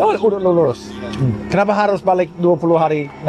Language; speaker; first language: Indonesian; non-native, fluent; English